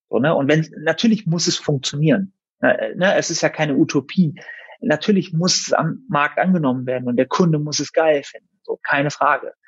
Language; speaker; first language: German; native; German